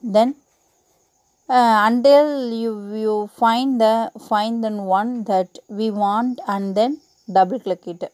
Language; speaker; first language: English; non-native, local second language; Tamil